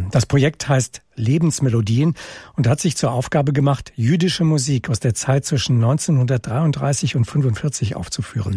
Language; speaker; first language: German; native; German